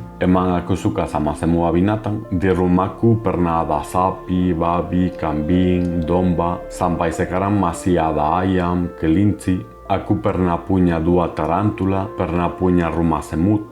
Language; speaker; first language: Indonesian; non-native, fluent; Spanish